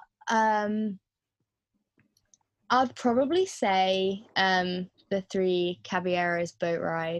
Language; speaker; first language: English; native; English